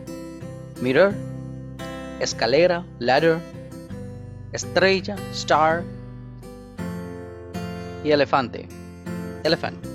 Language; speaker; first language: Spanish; non-native, fluent; Bangla